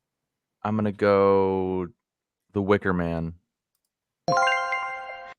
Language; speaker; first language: English; native; English